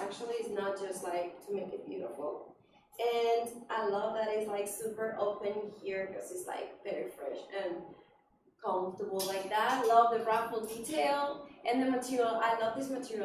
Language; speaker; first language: English; non-native, fluent; Spanish